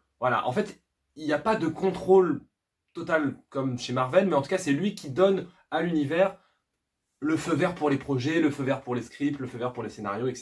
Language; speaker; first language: French; native; French